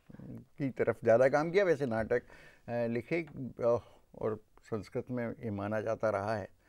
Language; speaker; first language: Hindi; native; Hindi